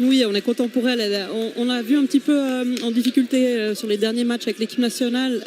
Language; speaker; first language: French; native; French